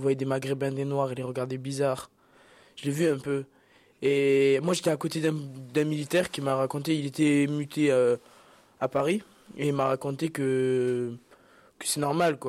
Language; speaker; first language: French; native; French